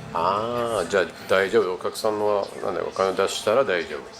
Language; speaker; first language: Japanese; non-native, learner; English